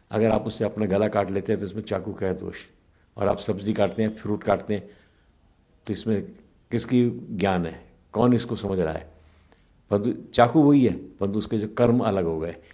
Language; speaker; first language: Hindi; native; Hindi